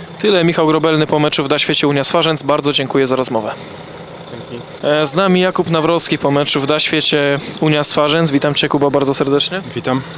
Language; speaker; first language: Polish; native; Polish